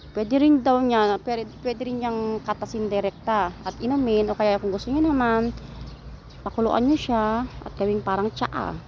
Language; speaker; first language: Filipino; non-native, local second language; Iloko